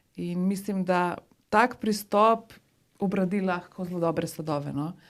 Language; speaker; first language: Slovenian; native; Slovenian